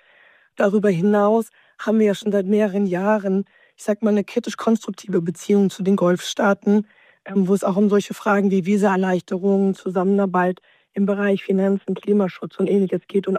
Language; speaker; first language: German; native; German